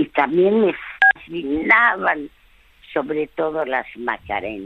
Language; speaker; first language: Spanish; early bilingual, other home language; French